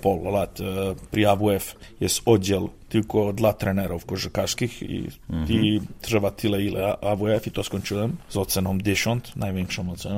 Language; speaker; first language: Polish; non-native, fluent; Serbian